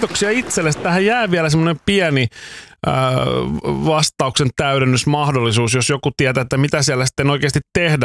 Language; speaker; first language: Finnish; native; Finnish